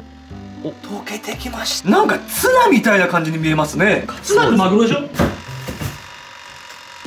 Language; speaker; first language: Japanese; native; Japanese